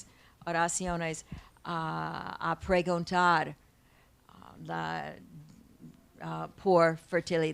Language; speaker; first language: Spanish; non-native, learner; English